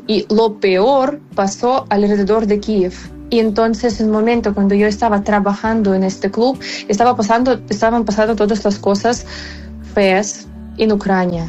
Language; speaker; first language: Spanish; non-native, fluent; Ukrainian